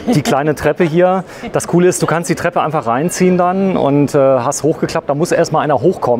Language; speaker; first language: German; native; German